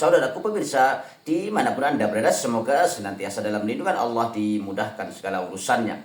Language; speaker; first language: Indonesian; native; Indonesian